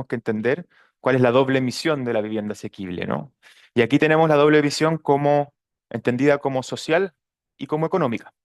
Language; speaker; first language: Spanish; native; Spanish